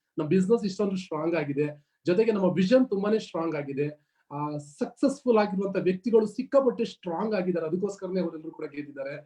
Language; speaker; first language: Kannada; native; Kannada